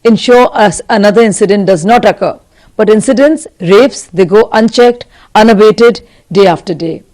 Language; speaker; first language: English; non-native, local second language; Hindi